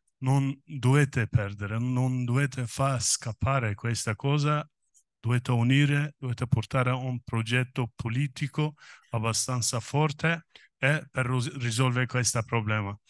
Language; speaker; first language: Italian; non-native, learner; Kurdish